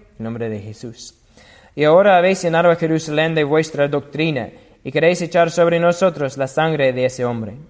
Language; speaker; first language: Spanish; non-native, fluent; English